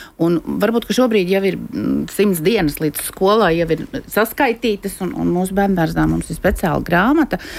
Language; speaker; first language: Latvian; native; Latvian